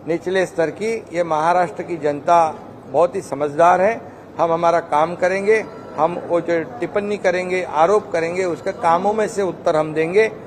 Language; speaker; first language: Hindi; non-native, local second language; Marathi